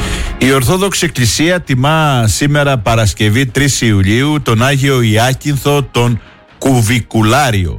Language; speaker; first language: Greek; native; Greek